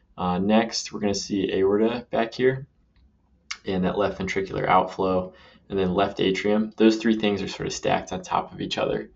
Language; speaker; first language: English; native; English